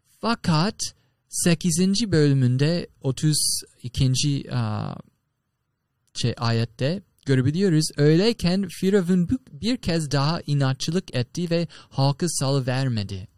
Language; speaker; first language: Turkish; non-native, learner; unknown